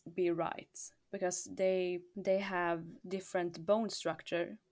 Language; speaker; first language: English; non-native, fluent; Swedish